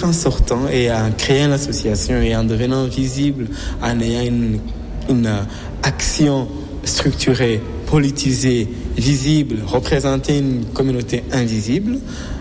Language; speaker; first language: French; non-native, local second language; Kinyarwanda